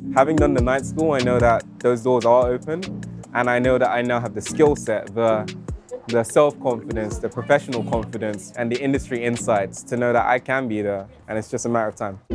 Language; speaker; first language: English; native; English